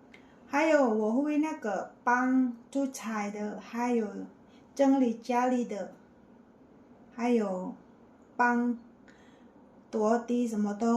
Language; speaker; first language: Chinese; non-native, learner; Indonesian